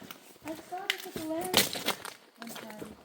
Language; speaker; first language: English; native; English